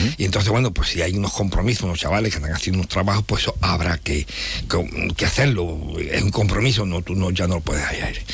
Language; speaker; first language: Spanish; native; Spanish